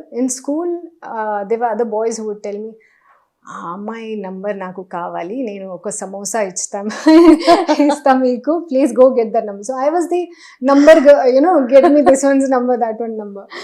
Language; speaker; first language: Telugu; non-native, learner; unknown